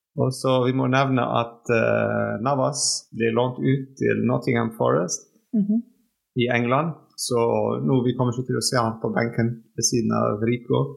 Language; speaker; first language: Norwegian; non-native, fluent; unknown